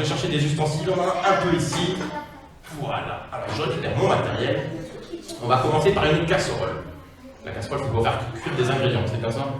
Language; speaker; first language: French; native; French